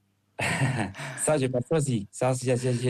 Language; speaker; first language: French; non-native, fluent; Spanish